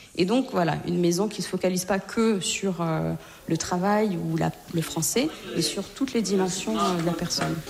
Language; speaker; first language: French; native; French